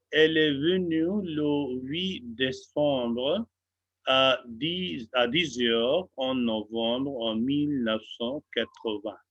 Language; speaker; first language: French; non-native, fluent; Hindi